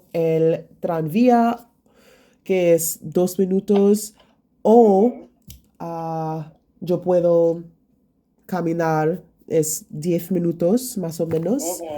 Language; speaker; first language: Spanish; non-native, learner; English